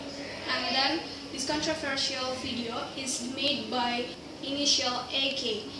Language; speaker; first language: English; non-native, learner; Indonesian